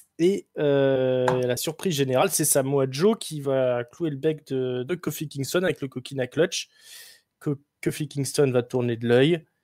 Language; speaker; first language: French; native; French